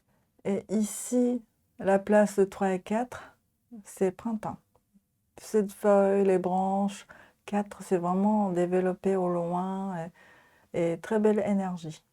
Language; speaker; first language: French; non-native, fluent; Japanese